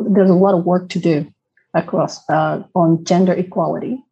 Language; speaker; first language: English; non-native, fluent; Japanese